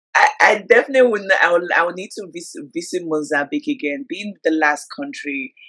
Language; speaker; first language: English; native; English